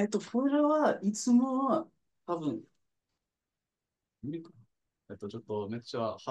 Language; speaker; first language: Japanese; non-native, learner; English